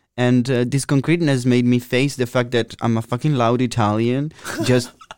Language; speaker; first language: English; non-native, fluent; Italian